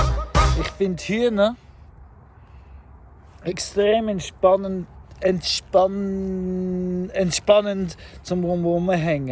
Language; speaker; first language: German; native; German